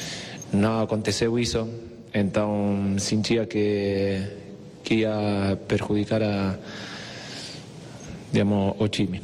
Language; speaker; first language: Portuguese; non-native, fluent; Spanish